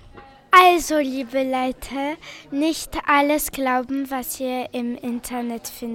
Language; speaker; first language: German; non-native, local second language; French